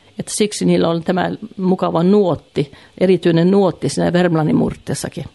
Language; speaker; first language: Finnish; native; Finnish